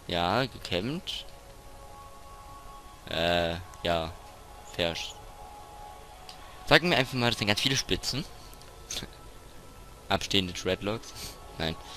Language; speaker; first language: German; native; German